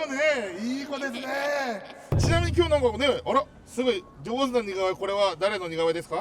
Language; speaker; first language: Japanese; native; Japanese